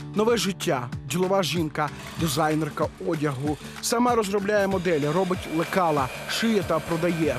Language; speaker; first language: Ukrainian; native; Ukrainian